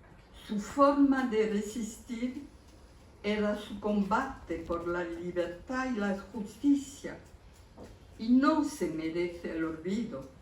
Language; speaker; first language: Spanish; early bilingual, heritage; Spanish